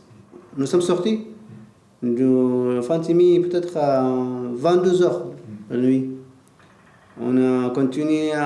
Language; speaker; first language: French; non-native, learner; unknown